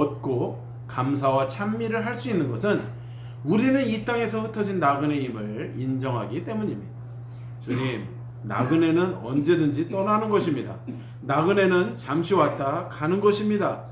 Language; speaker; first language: Korean; native; Korean